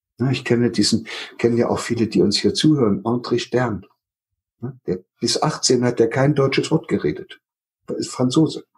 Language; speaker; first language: German; native; German